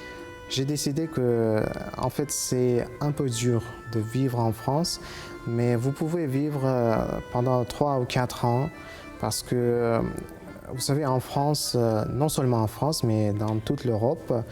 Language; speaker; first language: French; non-native, fluent; Uzbek